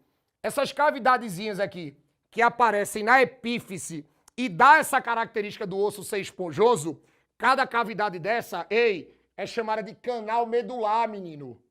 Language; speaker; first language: Portuguese; native; Portuguese